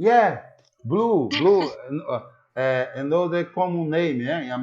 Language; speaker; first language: English; non-native, learner; Portuguese